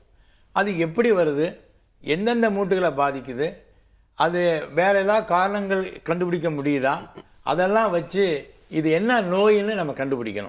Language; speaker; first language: Tamil; native; Tamil